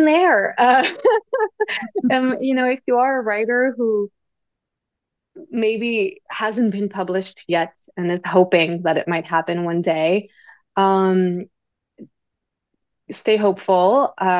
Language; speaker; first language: English; non-native, fluent; French